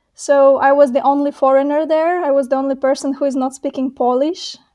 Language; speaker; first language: English; non-native, fluent; Russian